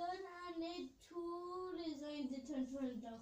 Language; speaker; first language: French; early bilingual, heritage; English